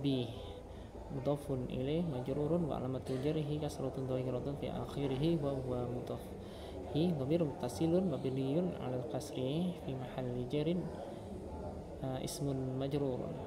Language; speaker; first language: Arabic; non-native, fluent; Indonesian